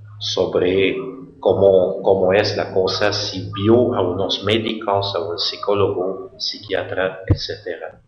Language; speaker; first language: Spanish; non-native, fluent; French